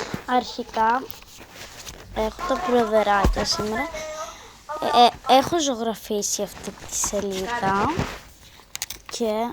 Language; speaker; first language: Greek; native; Greek